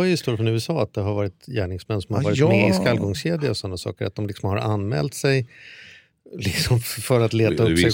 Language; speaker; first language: Swedish; native; Swedish